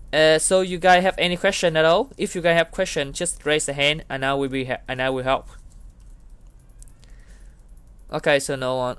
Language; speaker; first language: English; non-native, learner; Vietnamese